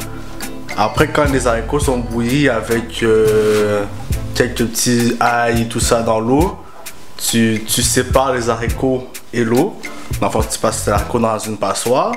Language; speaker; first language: French; early bilingual, other home language; Haitian Creole